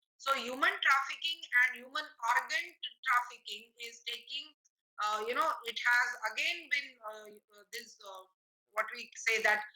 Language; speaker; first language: English; non-native, local second language; Marathi